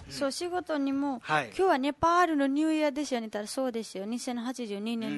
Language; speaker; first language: Japanese; non-native, learner; Nepali